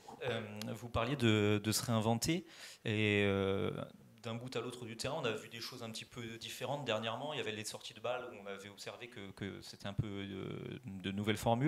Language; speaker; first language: French; native; French